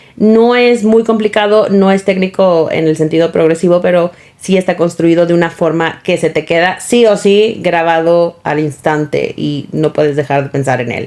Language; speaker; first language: Spanish; native; Spanish